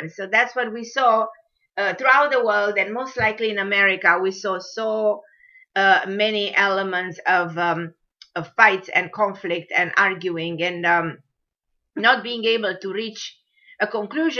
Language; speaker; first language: English; non-native, fluent; Romanian